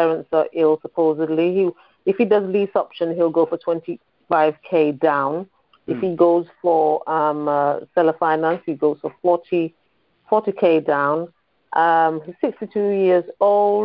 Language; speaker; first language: English; native; English